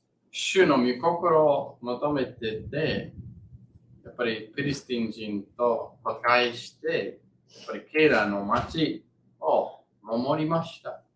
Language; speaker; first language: Japanese; non-native, learner; English